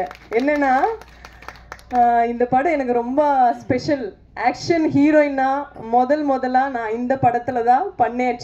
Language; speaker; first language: Tamil; non-native, fluent; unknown